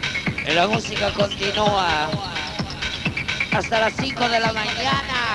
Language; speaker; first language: Spanish; non-native, learner; Italian